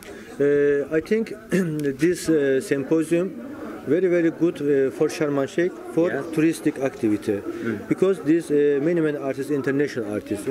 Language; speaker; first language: English; non-native, learner; Turkish